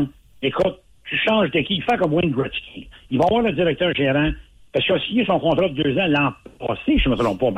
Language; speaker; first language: French; native; French